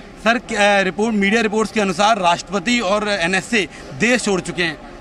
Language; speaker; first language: Hindi; native; Hindi